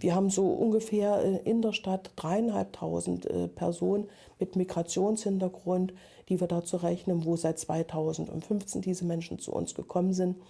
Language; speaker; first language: German; native; German